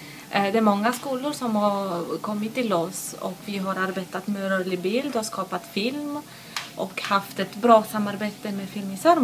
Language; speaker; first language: Swedish; non-native, fluent; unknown